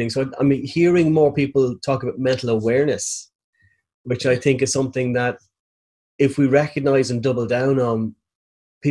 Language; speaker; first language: English; native; English